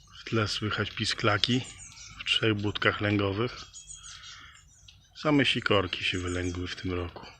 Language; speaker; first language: Polish; native; Polish